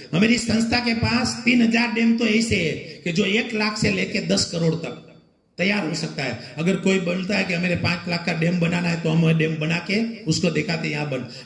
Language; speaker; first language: Hindi; non-native, local second language; Gujarati